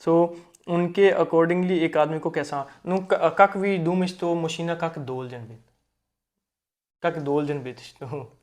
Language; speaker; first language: Russian; non-native, learner; Hindi